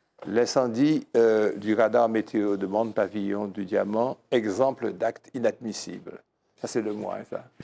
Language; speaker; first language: French; native; French